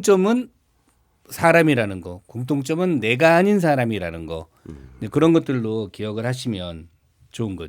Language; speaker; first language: Korean; native; Korean